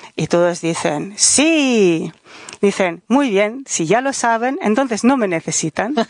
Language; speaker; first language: Spanish; non-native, fluent; Dutch